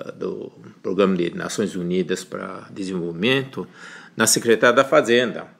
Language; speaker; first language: Portuguese; early bilingual, other home language; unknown